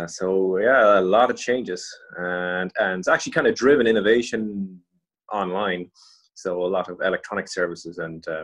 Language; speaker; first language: English; native; English